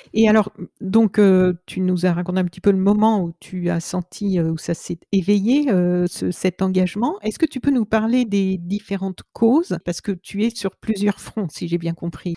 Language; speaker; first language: French; native; French